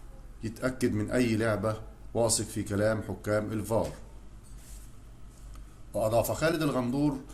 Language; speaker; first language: Arabic; native; Arabic